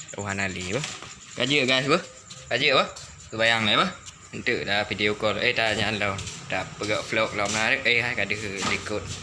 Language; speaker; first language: Malay; non-native, local second language; Achinese